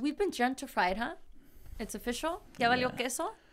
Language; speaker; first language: English; early bilingual, other home language; Spanish